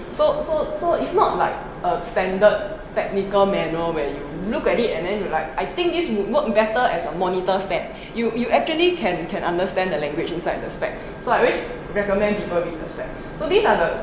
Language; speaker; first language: English; non-native, local second language; Min Nan Chinese